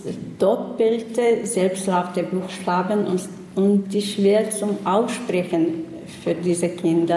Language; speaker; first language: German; non-native, learner; Chechen